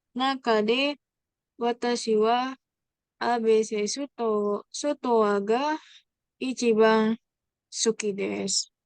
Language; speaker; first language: Japanese; non-native, learner; Indonesian